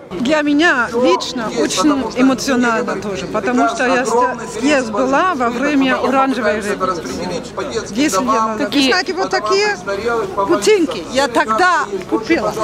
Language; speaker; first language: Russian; non-native, learner; German